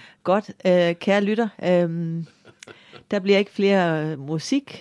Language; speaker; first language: Danish; native; Danish